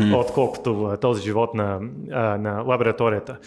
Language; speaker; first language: Bulgarian; non-native, learner; English